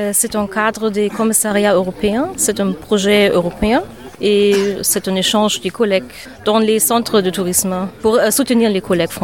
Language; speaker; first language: French; non-native, learner; German